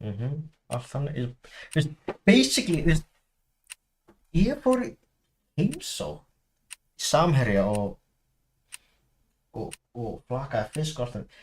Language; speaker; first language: Icelandic; non-native, learner; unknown